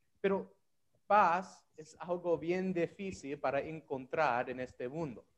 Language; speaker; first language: Spanish; non-native, learner; English